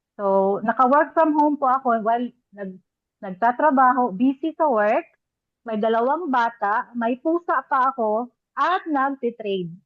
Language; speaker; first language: Filipino; non-native, local second language; Cebuano